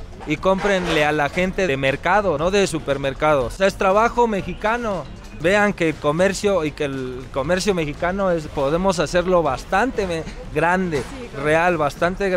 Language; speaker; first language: Spanish; native; Spanish